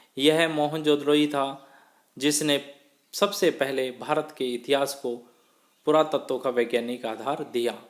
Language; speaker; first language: Hindi; native; Hindi